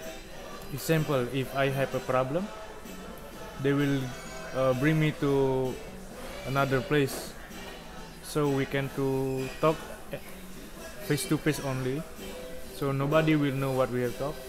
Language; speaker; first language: English; non-native, learner; Indonesian